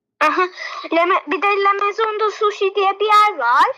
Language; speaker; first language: Turkish; early bilingual, heritage; Turkish